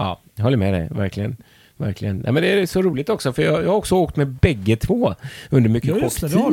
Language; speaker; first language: Swedish; native; Swedish